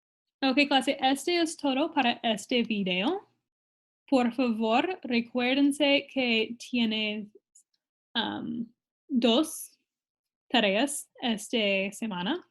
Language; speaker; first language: Spanish; non-native, fluent; English